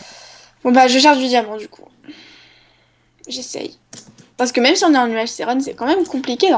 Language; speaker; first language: French; native; French